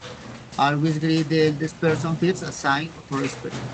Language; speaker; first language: English; non-native, learner; Spanish